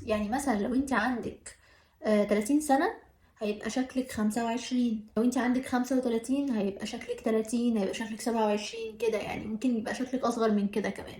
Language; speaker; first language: Arabic; native; Arabic